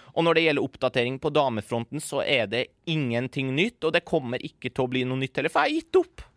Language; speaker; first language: Norwegian; early bilingual, other home language; Persian